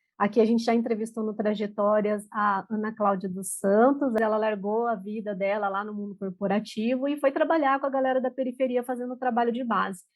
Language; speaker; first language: Portuguese; native; Portuguese